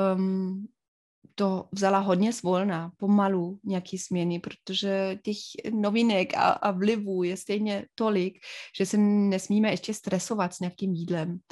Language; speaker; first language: Czech; non-native, fluent; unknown